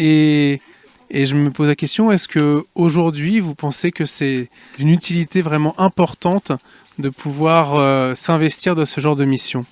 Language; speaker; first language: French; native; French